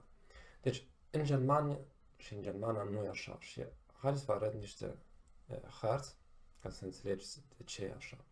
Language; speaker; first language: Romanian; non-native, fluent; German